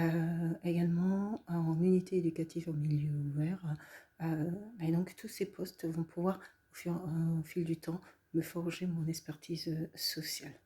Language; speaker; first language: French; native; French